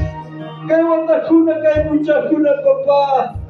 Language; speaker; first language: Spanish; non-native, local second language; Quechua